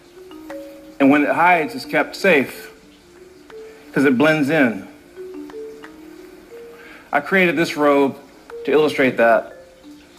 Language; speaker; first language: English; native; English